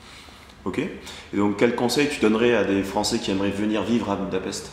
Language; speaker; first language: French; native; French